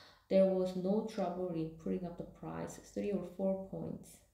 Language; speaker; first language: English; non-native, fluent; Korean